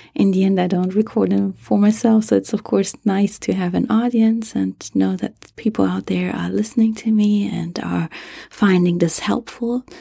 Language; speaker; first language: English; non-native, fluent; German